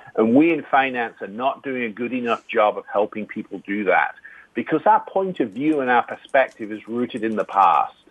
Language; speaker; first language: English; native; English